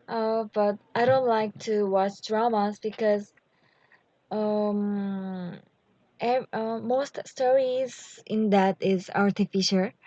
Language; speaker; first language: English; non-native, learner; Korean